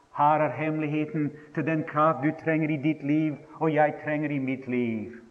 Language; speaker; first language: Norwegian; non-native, fluent; English